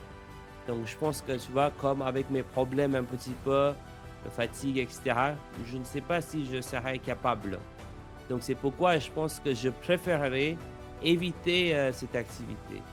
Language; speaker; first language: French; non-native, fluent; English